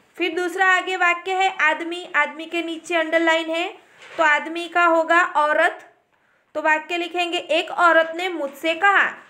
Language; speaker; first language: Hindi; non-native, local second language; Gujarati